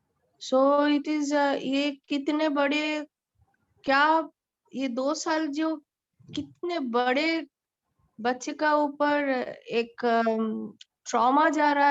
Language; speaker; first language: Hindi; non-native, local second language; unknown